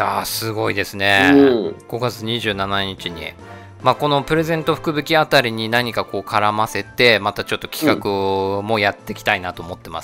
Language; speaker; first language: Japanese; native; Japanese